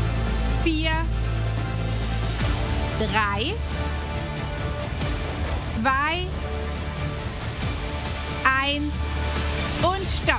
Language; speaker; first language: German; native; German